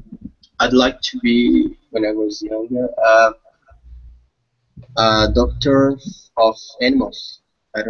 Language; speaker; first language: English; non-native, learner; Portuguese